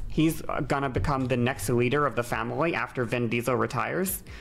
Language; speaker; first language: English; native; English